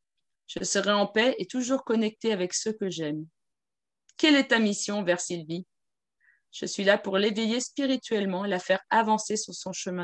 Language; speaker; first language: French; native; French